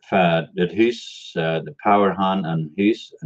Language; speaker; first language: German; non-native, learner; Dutch